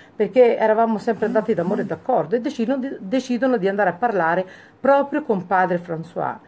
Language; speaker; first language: Italian; native; Italian